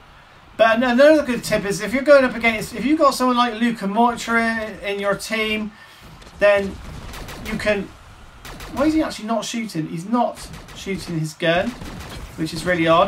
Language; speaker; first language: English; native; English